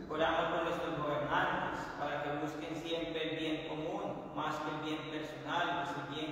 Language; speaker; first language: Spanish; native; Spanish